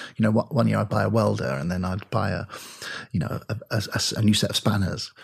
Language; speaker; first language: English; native; English